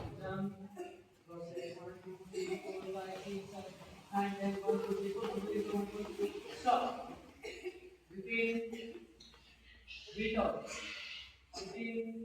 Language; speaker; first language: English; non-native, local second language; Kannada